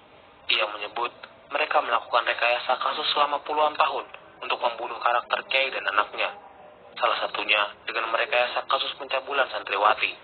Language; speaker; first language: Indonesian; native; Indonesian